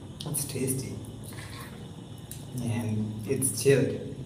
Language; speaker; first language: English; non-native, local second language; Hindi